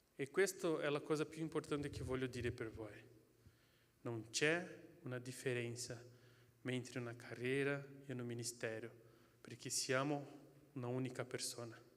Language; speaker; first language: Italian; non-native, fluent; Portuguese